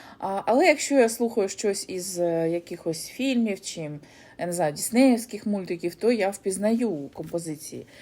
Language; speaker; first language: Ukrainian; non-native, local second language; Russian